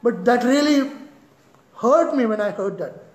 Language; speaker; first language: English; non-native, local second language; Marathi